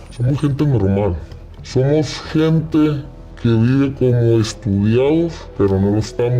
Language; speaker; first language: Spanish; native; Spanish